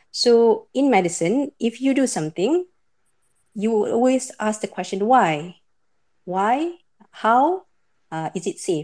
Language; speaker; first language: English; non-native, local second language; Malay